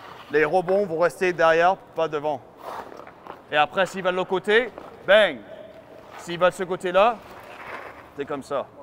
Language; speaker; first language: French; native; French